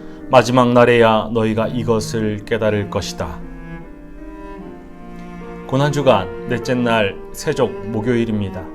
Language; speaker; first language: Korean; native; Korean